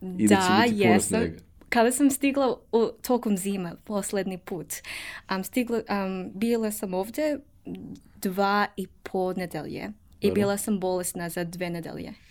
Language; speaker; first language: Serbian; non-native, learner; English